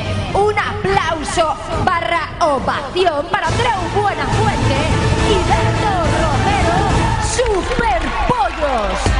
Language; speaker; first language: Spanish; native; Spanish